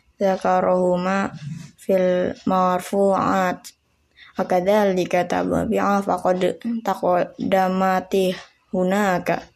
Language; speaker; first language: Arabic; non-native, learner; Indonesian